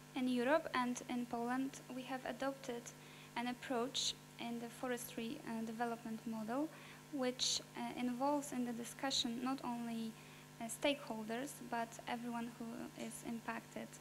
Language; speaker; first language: English; non-native, fluent; Polish